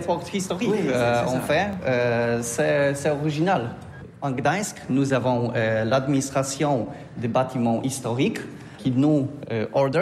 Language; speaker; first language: French; non-native, learner; Polish